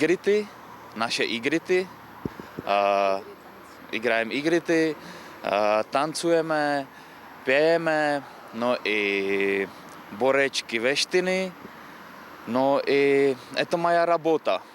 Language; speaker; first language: Macedonian; non-native, learner; Czech